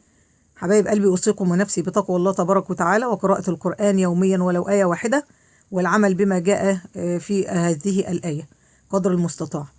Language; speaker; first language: Arabic; native; Arabic